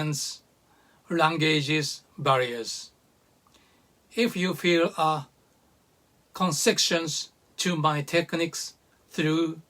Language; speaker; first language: English; non-native, learner; Japanese